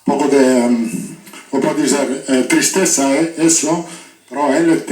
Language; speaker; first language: Spanish; non-native, fluent; Italian